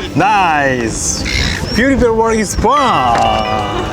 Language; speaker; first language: English; non-native, learner; Korean